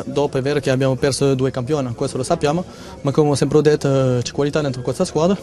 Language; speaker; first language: Italian; non-native, fluent; French